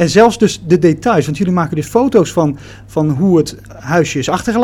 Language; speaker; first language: Dutch; native; Dutch